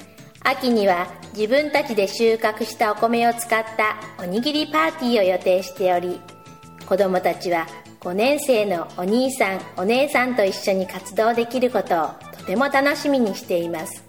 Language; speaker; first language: Japanese; native; Japanese